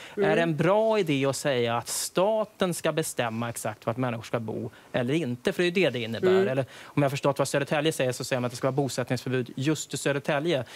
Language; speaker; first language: Swedish; native; Swedish